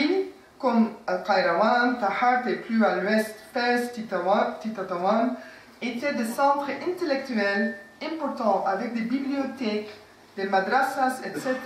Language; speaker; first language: French; non-native, fluent; Dutch